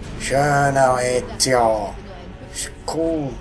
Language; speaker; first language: German; native; German